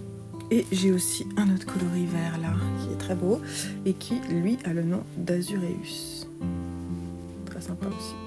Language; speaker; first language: French; native; French